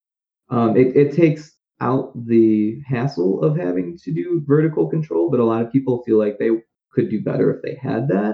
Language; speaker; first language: English; native; English